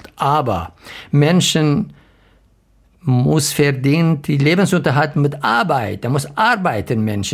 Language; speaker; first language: German; non-native, learner; Arabic